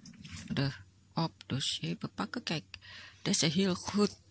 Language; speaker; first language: Dutch; non-native, learner; Indonesian